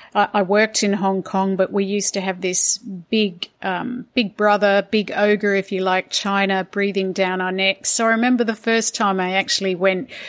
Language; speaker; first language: English; native; English